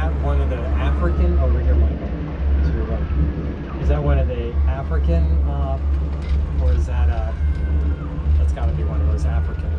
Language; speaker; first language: English; native; English